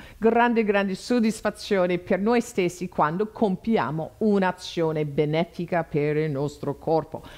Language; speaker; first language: Italian; non-native, fluent; English